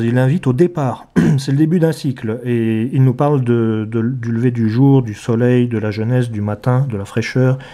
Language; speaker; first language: French; native; French